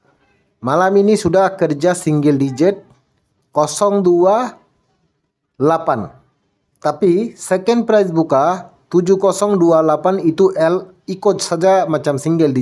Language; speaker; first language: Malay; non-native, learner; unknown